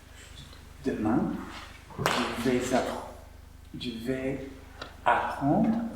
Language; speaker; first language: French; non-native, learner; English